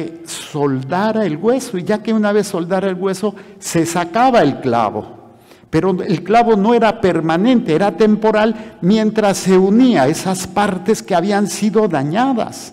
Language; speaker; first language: Spanish; native; Spanish